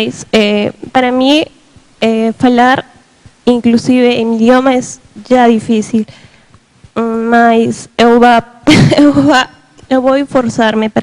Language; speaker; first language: Portuguese; non-native, learner; Spanish